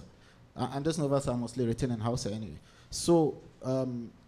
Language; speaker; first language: English; non-native, local second language; Hausa